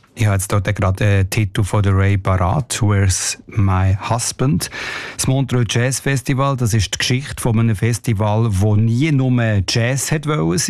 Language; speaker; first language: German; native; German